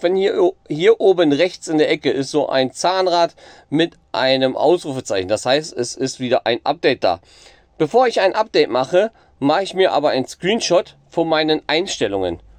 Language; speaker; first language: German; native; German